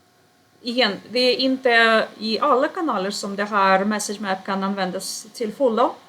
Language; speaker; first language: Swedish; non-native, fluent; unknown